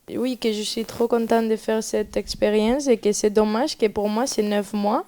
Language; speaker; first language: French; non-native, learner; Spanish